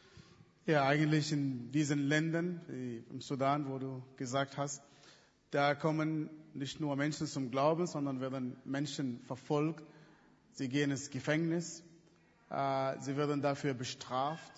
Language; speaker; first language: German; non-native, fluent; Arabic